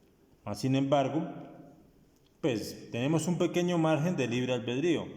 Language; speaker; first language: Spanish; native; Spanish